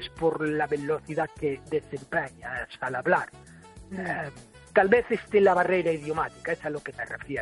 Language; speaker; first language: Spanish; non-native, fluent; English